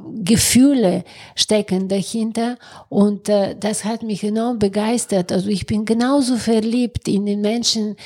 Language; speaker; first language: German; non-native, fluent; Bulgarian